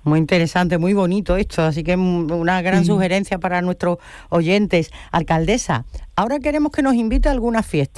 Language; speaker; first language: Spanish; native; Spanish